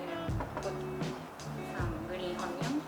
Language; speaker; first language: English; non-native, learner; Japanese